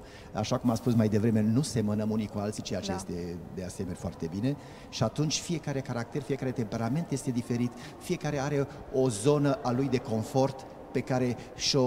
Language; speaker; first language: Romanian; native; Romanian